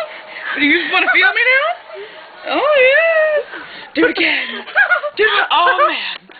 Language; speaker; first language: English; native; English